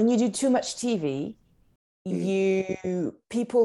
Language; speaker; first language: English; non-native, fluent; French